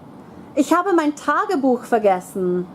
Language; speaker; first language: German; non-native, fluent; English